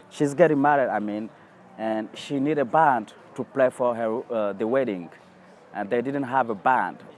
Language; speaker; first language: English; non-native, fluent; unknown